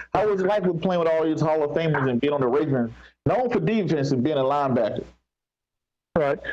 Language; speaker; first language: English; native; English